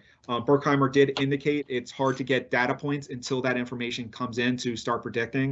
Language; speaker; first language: English; native; English